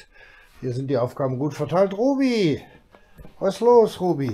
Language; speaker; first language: German; native; German